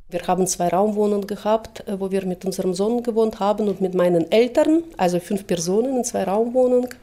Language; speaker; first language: German; non-native, fluent; Russian